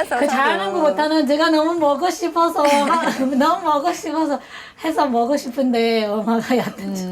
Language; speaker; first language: Korean; non-native, learner; Chinese